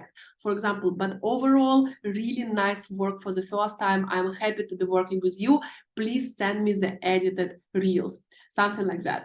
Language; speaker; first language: English; non-native, fluent; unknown